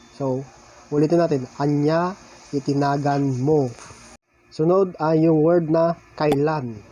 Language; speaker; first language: Filipino; non-native, local second language; Iloko